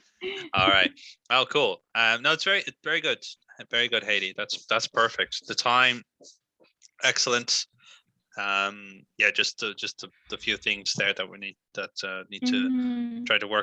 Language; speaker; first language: English; non-native, fluent; Spanish